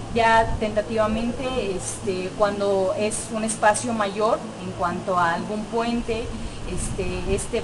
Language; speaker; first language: Spanish; native; Spanish